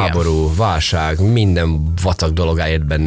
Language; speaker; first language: Hungarian; native; Hungarian